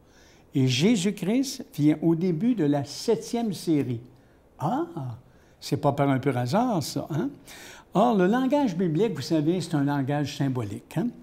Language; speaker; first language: French; native; French